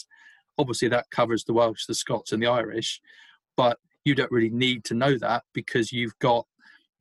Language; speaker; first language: English; native; English